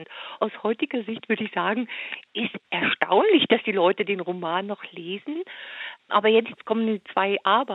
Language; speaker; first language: German; native; German